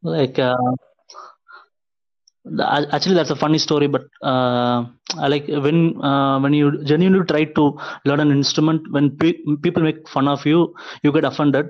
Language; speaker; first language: English; non-native, local second language; Tamil